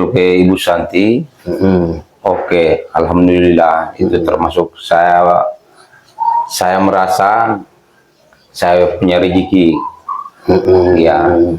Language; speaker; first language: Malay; non-native, local second language; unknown